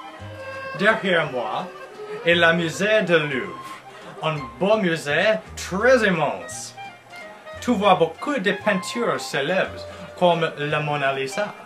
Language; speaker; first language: French; non-native, learner; English